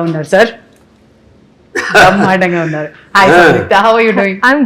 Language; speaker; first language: Telugu; native; Telugu